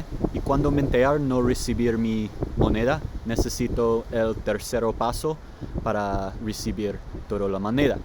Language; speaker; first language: Spanish; non-native, learner; English